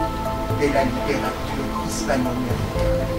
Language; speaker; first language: French; non-native, fluent; Spanish